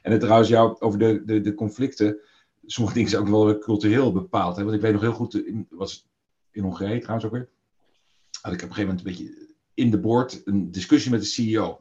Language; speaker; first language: Dutch; native; Dutch